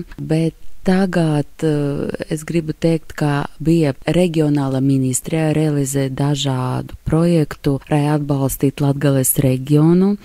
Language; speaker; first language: Latvian; non-native, local second language; Russian